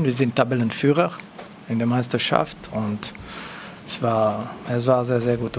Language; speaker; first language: German; non-native, local second language; French